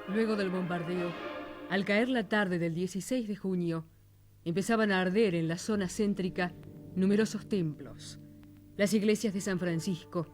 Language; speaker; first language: Spanish; native; Spanish